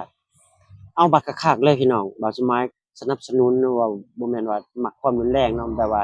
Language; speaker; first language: Thai; non-native, local second language; Northeastern Thai